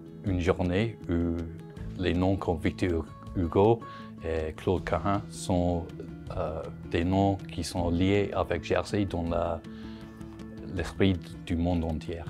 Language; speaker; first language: French; non-native, fluent; English